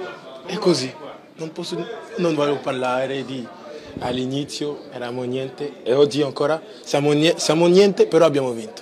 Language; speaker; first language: Italian; non-native, learner; French